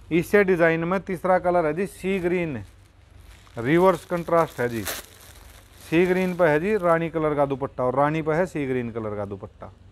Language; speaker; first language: Hindi; native; Hindi